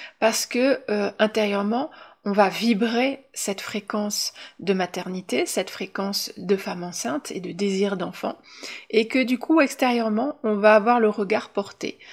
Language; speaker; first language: French; native; French